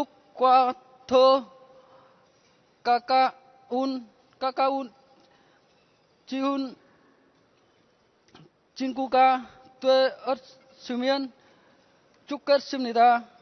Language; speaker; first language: Korean; non-native, learner; Vietnamese